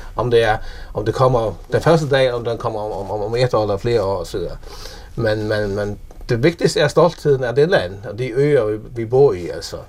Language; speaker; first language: Danish; non-native, local second language; Faroese